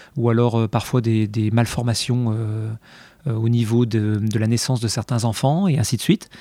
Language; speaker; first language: French; native; French